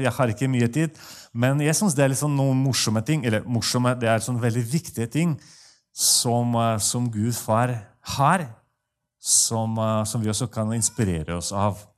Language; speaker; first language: Norwegian; non-native, fluent; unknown